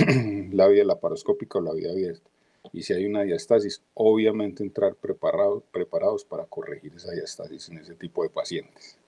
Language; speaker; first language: Spanish; native; Spanish